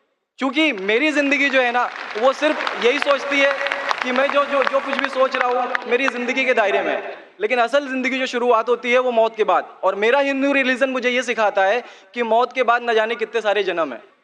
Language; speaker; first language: Hindi; native; Hindi